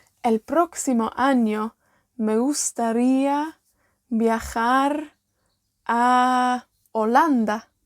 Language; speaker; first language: Spanish; non-native, fluent; Welsh